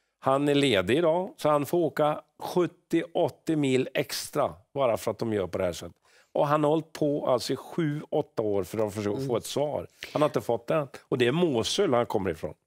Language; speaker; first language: Swedish; native; Swedish